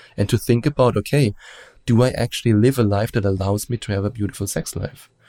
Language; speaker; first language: English; non-native, fluent; German